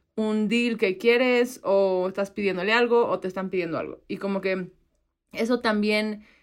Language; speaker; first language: Spanish; native; Spanish